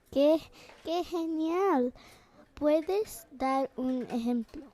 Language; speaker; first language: Spanish; non-native, learner; English